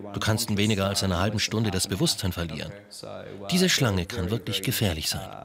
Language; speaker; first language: German; non-native, fluent; English